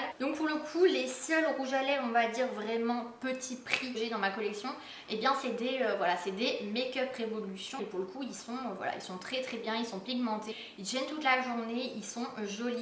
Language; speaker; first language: French; native; French